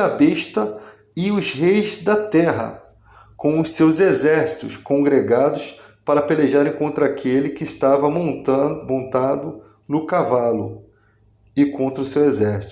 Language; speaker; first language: Portuguese; native; Portuguese